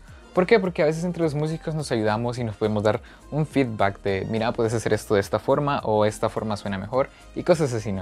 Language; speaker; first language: Spanish; native; Spanish